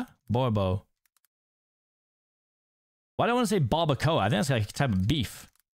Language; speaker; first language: English; native; English